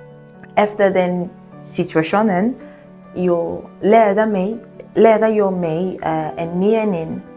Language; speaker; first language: Swedish; non-native, learner; Yoruba